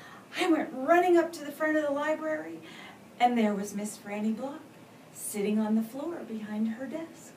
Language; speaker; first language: English; native; English